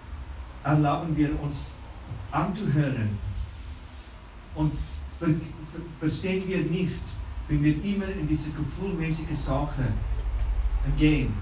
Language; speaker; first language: German; non-native, fluent; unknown